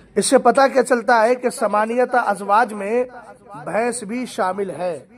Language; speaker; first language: Urdu; native; Urdu